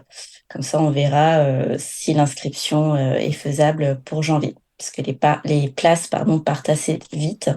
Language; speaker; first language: French; native; French